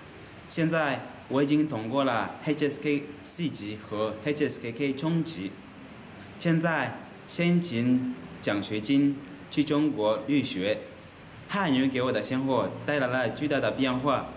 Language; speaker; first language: Chinese; non-native, learner; Swahili